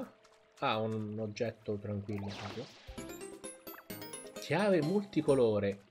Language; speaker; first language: Italian; native; Italian